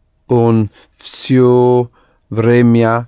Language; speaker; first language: Russian; non-native, learner; English